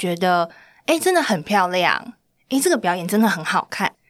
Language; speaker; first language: Chinese; native; Chinese